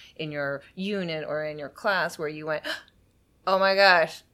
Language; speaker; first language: English; native; English